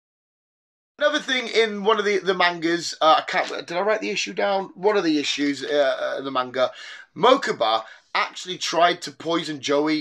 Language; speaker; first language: English; native; English